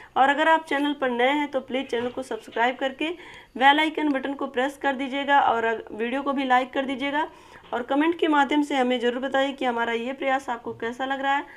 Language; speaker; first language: Hindi; native; Hindi